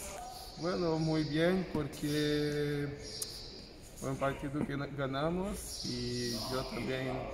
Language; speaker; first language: Spanish; non-native, fluent; Portuguese